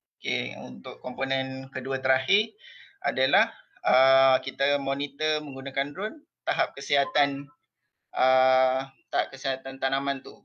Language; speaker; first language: Malay; native; Malay